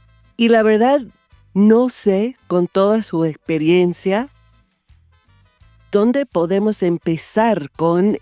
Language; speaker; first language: Spanish; non-native, fluent; English